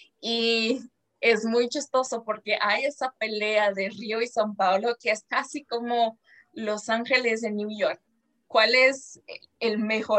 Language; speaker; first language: Spanish; non-native, fluent; Portuguese